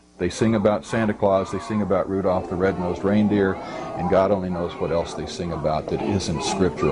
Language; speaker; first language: English; native; English